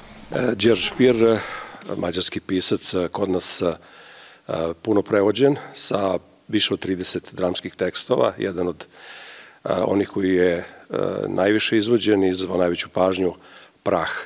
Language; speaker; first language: Serbian; native; Serbian